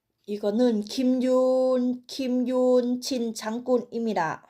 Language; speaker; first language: Korean; non-native, learner; Thai